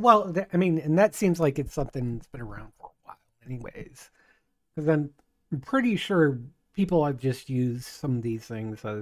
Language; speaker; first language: English; native; English